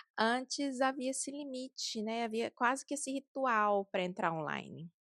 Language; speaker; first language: Portuguese; native; Portuguese